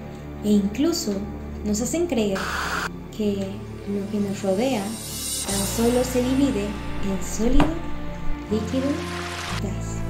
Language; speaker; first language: Spanish; native; Spanish